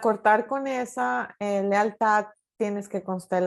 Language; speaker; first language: Spanish; native; Spanish